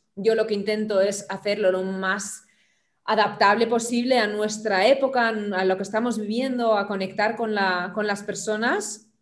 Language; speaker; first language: Spanish; non-native, fluent; German